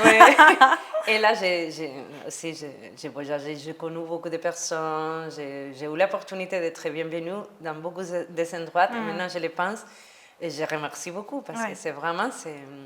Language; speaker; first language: French; non-native, learner; Spanish